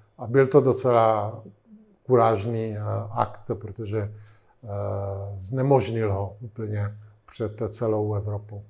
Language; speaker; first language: Czech; non-native, fluent; Italian